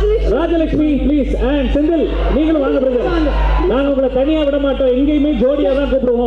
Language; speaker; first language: Tamil; native; Tamil